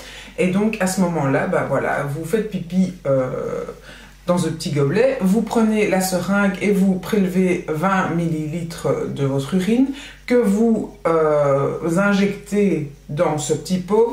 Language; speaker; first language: French; native; French